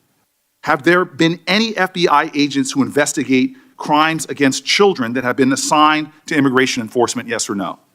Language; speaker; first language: English; native; English